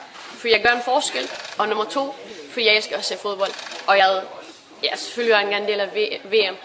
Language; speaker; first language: Danish; early bilingual, other home language; Persian